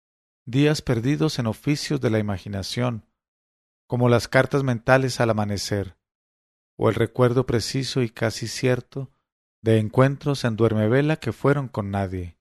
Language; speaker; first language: Spanish; native; Spanish